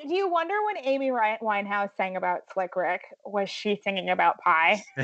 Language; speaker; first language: English; native; English